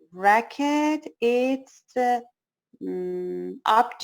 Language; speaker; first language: English; non-native, learner; Persian